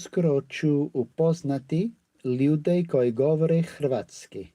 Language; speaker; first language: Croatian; non-native, learner; English